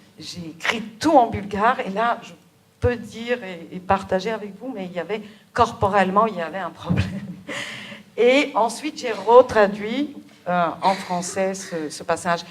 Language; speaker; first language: French; non-native, fluent; Bulgarian